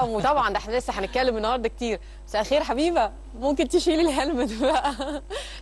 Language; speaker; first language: Arabic; native; Arabic